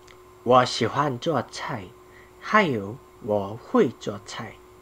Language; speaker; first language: Chinese; non-native, learner; Korean